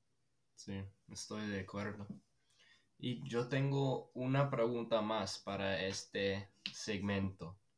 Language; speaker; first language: Spanish; non-native, fluent; English